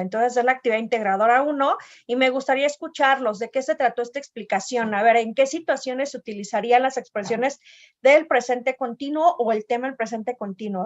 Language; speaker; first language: Spanish; native; Spanish